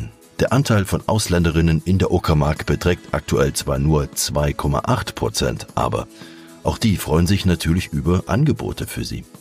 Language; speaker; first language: German; native; German